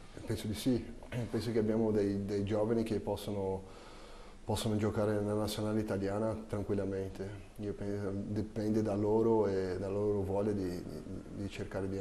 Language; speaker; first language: Italian; non-native, fluent; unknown